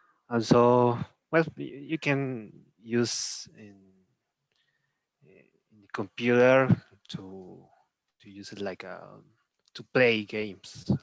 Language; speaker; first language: English; non-native, learner; Spanish